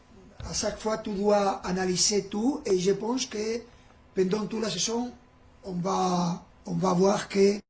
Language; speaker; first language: French; non-native, fluent; Spanish